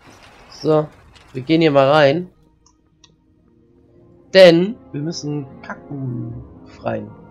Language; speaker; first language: German; native; German